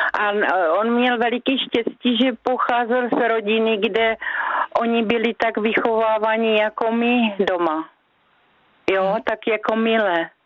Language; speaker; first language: Czech; native; Czech